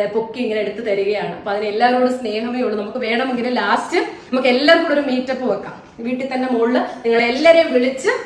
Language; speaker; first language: Malayalam; native; Malayalam